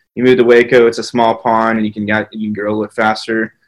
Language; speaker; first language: English; native; English